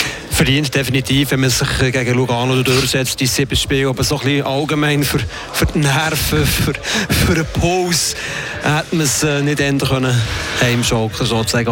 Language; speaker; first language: German; native; German